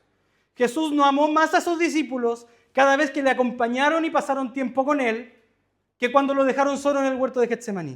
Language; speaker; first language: Spanish; native; Spanish